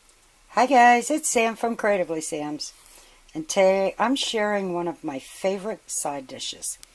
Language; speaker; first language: English; native; English